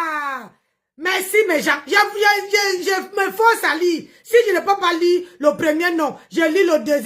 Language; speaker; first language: French; non-native, local second language; Lingala